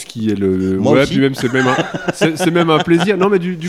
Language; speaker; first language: French; native; French